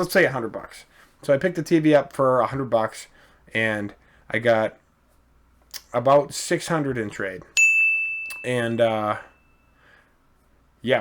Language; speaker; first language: English; native; English